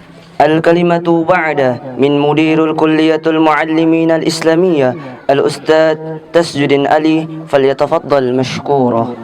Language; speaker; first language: Arabic; non-native, learner; Indonesian